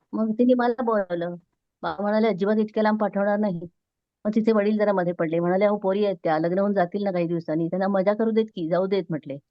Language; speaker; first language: Marathi; non-native, local second language; Konkani